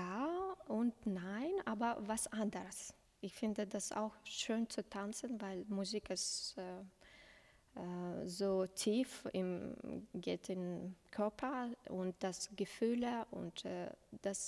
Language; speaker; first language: German; non-native, learner; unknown